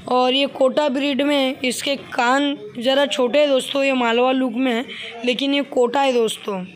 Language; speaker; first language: Hindi; non-native, local second language; Urdu